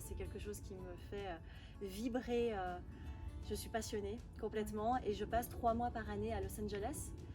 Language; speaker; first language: French; native; French